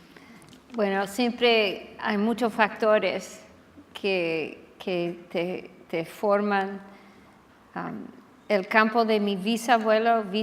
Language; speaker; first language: Spanish; non-native, fluent; English